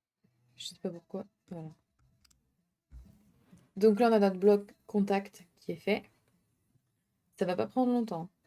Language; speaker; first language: French; native; French